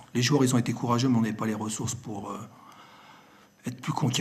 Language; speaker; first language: French; native; French